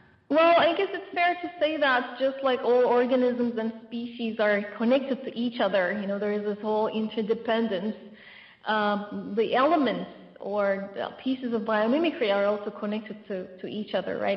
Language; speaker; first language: English; non-native, fluent; Turkish